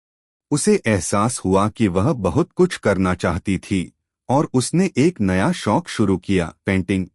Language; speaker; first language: Hindi; native; Hindi